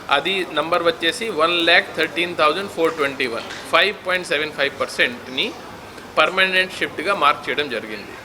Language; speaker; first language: Telugu; non-native, fluent; Hindi